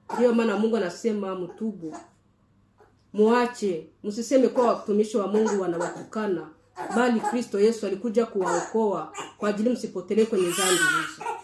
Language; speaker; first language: Swahili; native; Swahili